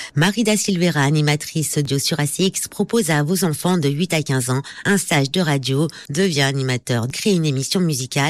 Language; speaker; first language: French; native; French